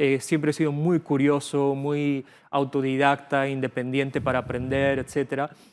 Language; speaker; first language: Spanish; early bilingual, other home language; Bulgarian